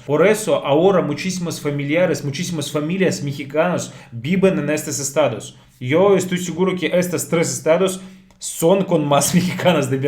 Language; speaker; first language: Spanish; non-native, fluent; Russian